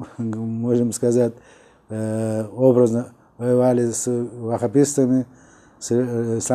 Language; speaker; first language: Russian; non-native, local second language; Uzbek